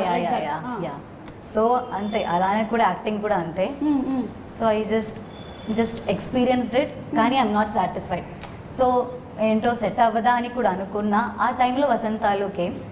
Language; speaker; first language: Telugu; non-native, learner; Malayalam